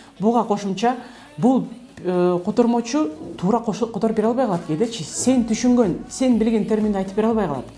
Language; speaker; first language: Kyrgyz; native; Kyrgyz